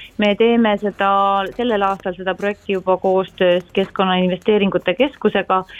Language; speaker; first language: Estonian; native; Estonian